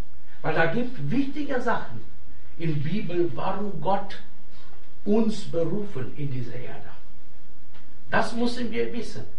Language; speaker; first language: German; non-native, fluent; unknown